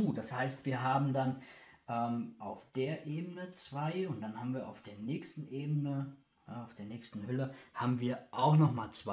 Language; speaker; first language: German; native; German